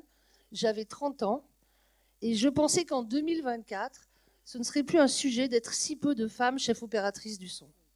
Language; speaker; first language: French; native; French